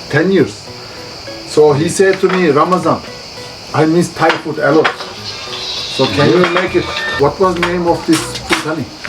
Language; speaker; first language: English; non-native, learner; Turkish